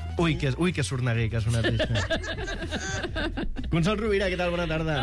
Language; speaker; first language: Catalan; native; Catalan